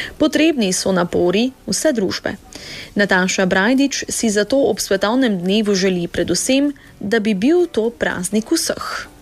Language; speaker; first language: Slovenian; native; Slovenian